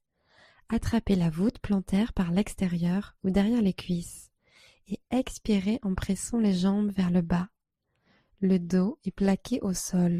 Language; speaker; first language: French; native; French